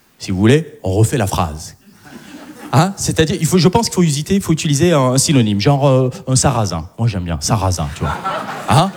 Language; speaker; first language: French; native; French